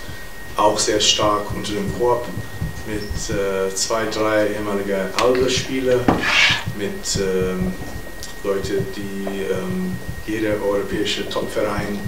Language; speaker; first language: German; non-native, fluent; English